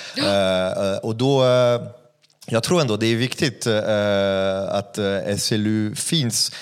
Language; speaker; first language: Swedish; non-native, fluent; French